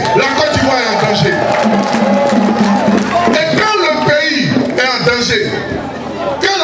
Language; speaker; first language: French; native; French